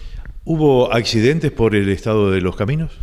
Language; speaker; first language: Spanish; native; Spanish